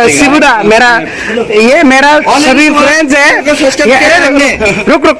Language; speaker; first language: Hindi; non-native, local second language; Assamese